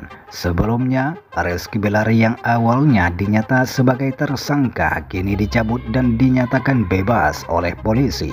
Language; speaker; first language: Indonesian; native; Indonesian